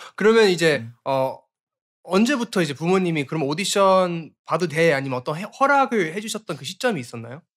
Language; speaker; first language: Korean; early bilingual, heritage; Korean